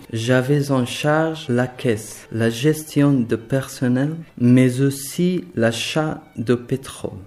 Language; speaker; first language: French; non-native, learner; Persian